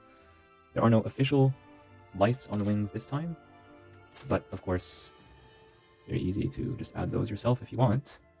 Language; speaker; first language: English; native; English